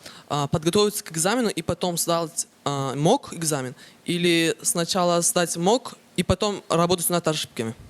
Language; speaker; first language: Russian; non-native, local second language; Uzbek